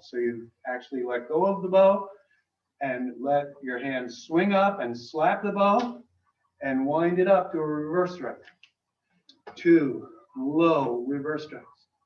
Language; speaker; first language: English; native; English